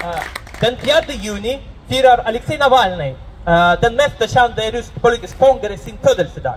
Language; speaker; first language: Swedish; non-native, fluent; Russian